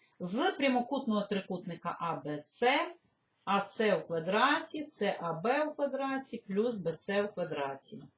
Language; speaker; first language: Ukrainian; native; Ukrainian